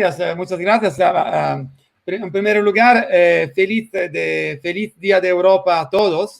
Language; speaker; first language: Spanish; non-native, fluent; Italian